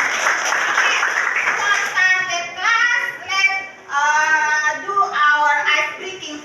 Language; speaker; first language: English; non-native, learner; Indonesian